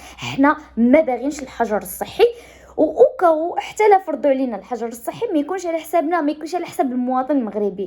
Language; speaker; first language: Arabic; native; Arabic